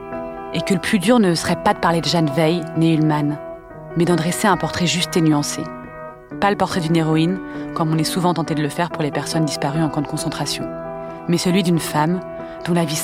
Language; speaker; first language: French; native; French